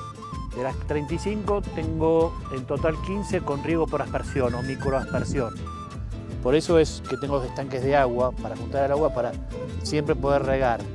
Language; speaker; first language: Spanish; native; Spanish